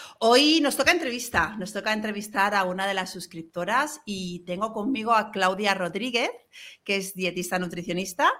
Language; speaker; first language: Spanish; native; Spanish